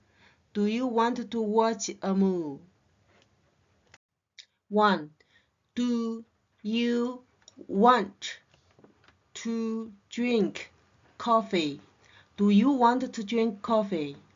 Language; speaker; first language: English; non-native, learner; Chinese